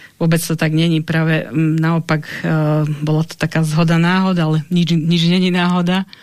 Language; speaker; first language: Slovak; native; Slovak